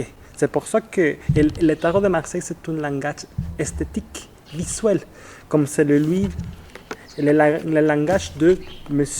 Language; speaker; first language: French; non-native, fluent; Spanish